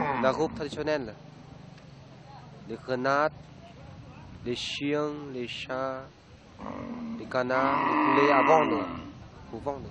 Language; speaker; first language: French; non-native, fluent; Vietnamese